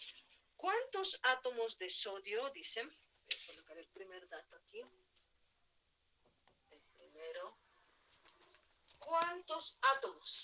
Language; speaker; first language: Spanish; native; Spanish